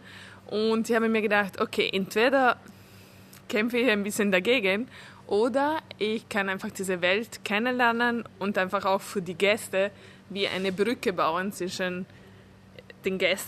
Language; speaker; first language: German; early bilingual, heritage; German